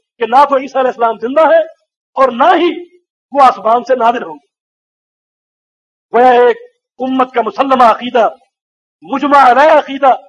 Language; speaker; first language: Urdu; native; Urdu